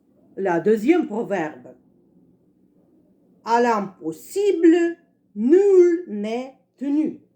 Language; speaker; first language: French; non-native, fluent; Russian